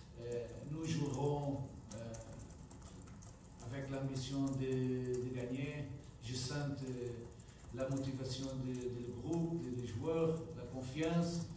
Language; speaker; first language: French; non-native, fluent; Portuguese